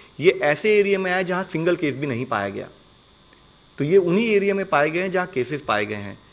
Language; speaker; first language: Hindi; native; Hindi